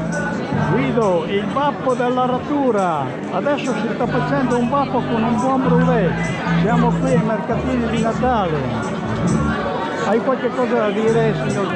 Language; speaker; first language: Italian; native; Italian